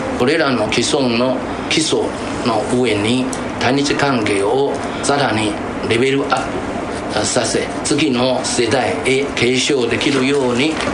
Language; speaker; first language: Japanese; non-native, fluent; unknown